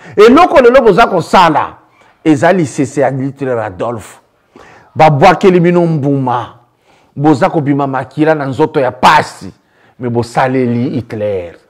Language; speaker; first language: Lingala; native; Lingala